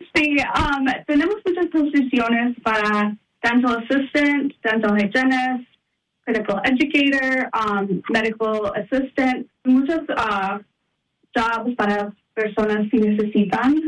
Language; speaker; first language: Spanish; early bilingual, heritage; Spanish